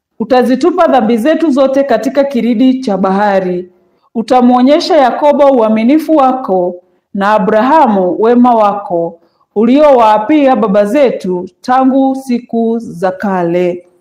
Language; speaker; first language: Swahili; non-native, local second language; Kikuyu